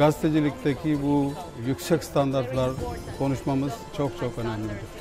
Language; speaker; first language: Turkish; non-native, fluent; Macedonian